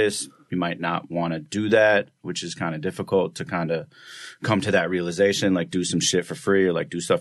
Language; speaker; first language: English; native; English